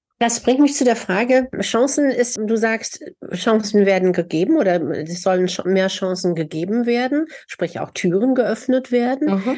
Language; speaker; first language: German; native; German